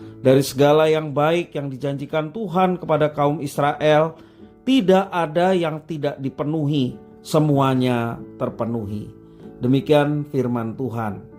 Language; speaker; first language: Indonesian; native; Indonesian